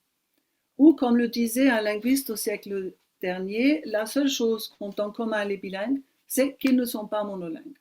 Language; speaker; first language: French; non-native, fluent; German